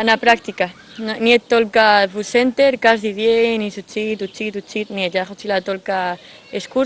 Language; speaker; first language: Russian; non-native, learner; Spanish